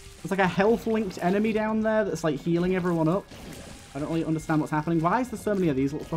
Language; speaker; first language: English; native; English